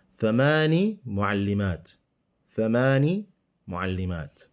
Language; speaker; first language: Arabic; non-native, fluent; English